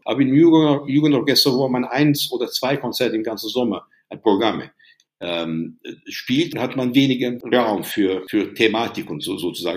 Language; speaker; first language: German; non-native, fluent; Turkish